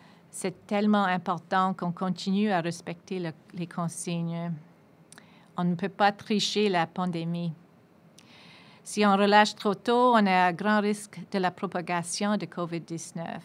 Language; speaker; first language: French; non-native, fluent; English